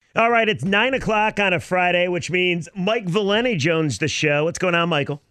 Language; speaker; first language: English; native; English